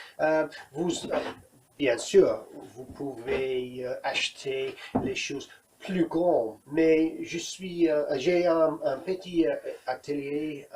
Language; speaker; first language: French; non-native, learner; English